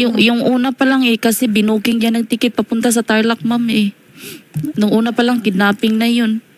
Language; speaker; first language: Filipino; non-native, local second language; Cebuano